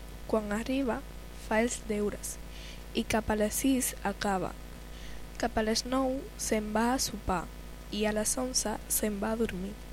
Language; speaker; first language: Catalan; non-native, learner; Spanish